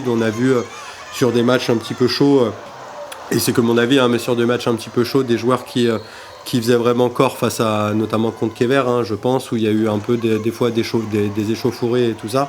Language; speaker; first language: French; native; French